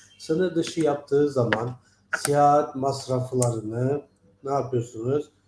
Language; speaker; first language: Turkish; non-native, fluent; Turkmen